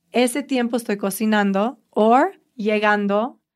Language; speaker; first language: Spanish; early bilingual, heritage; Spanish